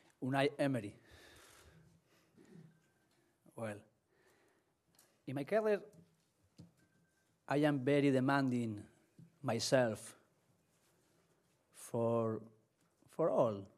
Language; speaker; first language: English; non-native, learner; Spanish